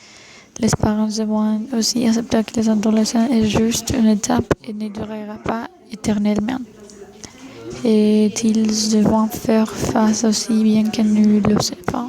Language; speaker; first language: French; non-native, learner; Spanish